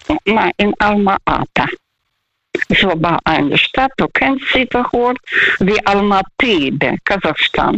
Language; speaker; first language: German; non-native, fluent; Russian